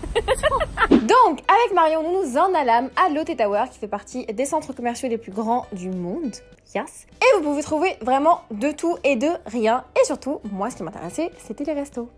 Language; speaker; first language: French; early bilingual, other home language; Arabic